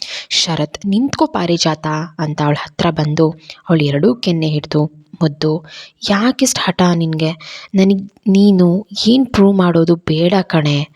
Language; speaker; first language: Kannada; native; Kannada